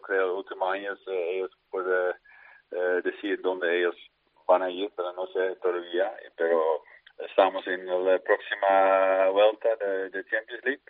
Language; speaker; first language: Spanish; non-native, fluent; Dutch